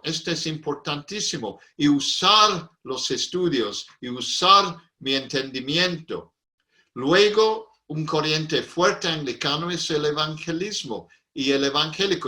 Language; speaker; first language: Spanish; non-native, fluent; English